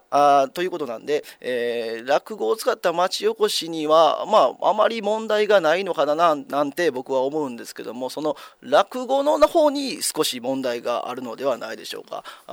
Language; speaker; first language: Japanese; native; Japanese